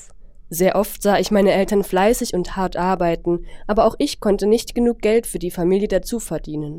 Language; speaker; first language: German; non-native, fluent; Chinese